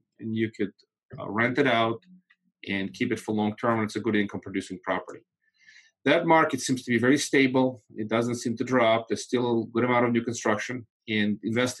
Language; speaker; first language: English; non-native, fluent; Russian